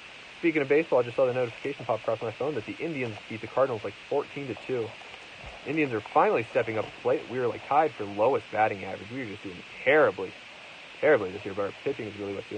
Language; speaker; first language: English; native; English